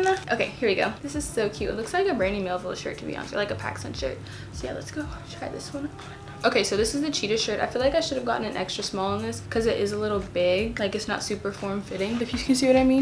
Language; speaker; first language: English; native; English